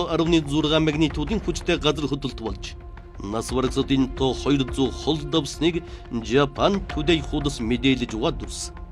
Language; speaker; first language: Mongolian; native; Mongolian